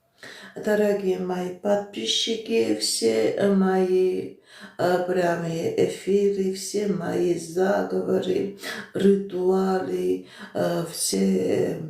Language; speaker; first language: Russian; non-native, local second language; Armenian